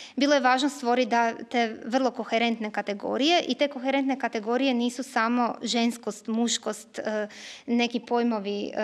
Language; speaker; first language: Croatian; native; Croatian